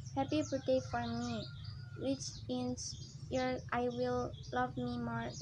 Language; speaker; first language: English; non-native, learner; Indonesian